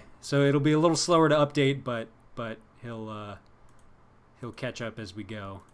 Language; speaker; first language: English; native; English